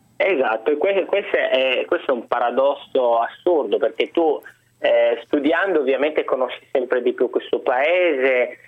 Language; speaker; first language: Italian; early bilingual, other home language; Arabic